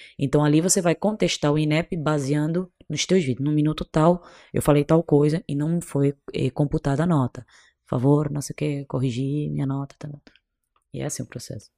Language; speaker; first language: Portuguese; non-native, local second language; Kabuverdianu